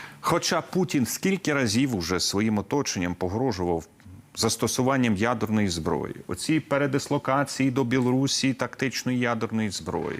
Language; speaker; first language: Ukrainian; native; Ukrainian